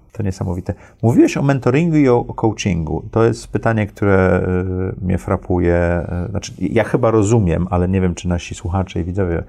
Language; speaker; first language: Polish; early bilingual, heritage; Polish